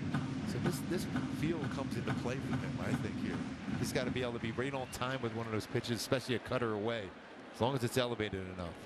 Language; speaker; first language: English; native; English